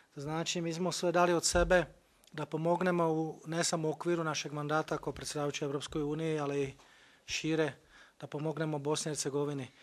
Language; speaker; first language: Bosnian; non-native, fluent; Czech